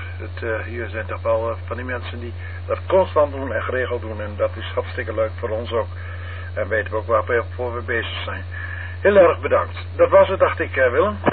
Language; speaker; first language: Dutch; native; Dutch